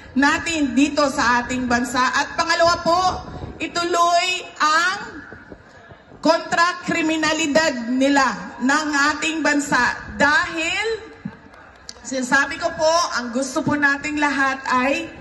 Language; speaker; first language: Filipino; non-native, local second language; Cebuano